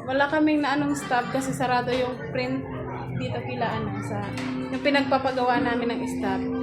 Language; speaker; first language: Filipino; non-native, local second language; Bikol